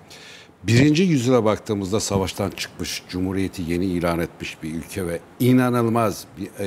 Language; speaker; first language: Turkish; native; Turkish